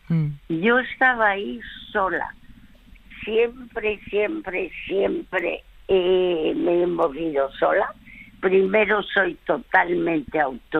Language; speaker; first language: Spanish; early bilingual, other home language; French